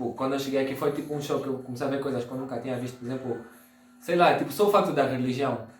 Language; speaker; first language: Portuguese; native; Portuguese